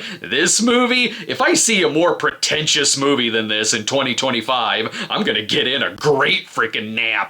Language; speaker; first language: English; native; English